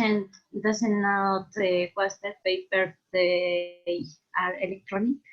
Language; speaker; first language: English; non-native, learner; Spanish